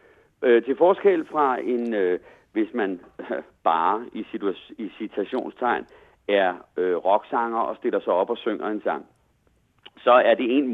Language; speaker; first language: Danish; native; Danish